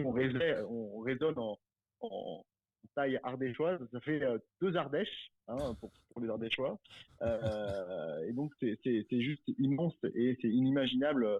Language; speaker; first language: French; native; French